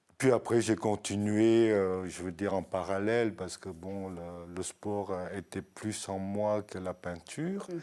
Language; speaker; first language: French; early bilingual, other home language; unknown